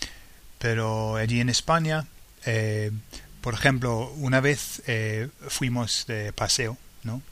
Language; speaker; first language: Spanish; non-native, fluent; English